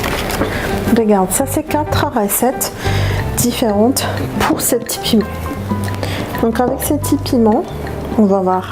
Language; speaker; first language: French; non-native, fluent; Spanish